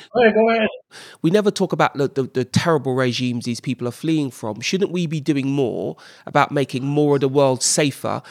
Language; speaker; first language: English; native; English